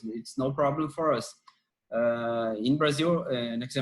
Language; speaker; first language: English; non-native, learner; Portuguese